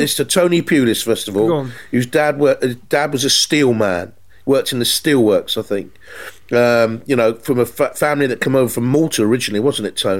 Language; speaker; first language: English; native; English